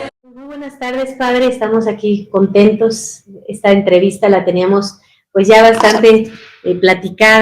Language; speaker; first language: Spanish; native; Spanish